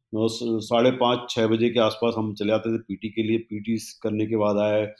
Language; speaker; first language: Hindi; native; Hindi